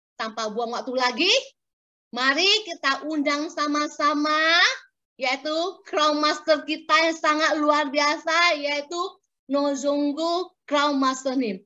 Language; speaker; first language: Indonesian; native; Indonesian